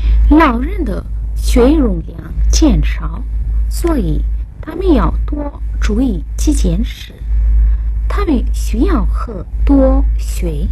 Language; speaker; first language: Chinese; non-native, fluent; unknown